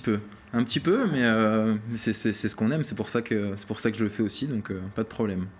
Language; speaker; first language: French; native; French